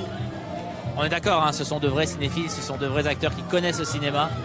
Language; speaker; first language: French; native; French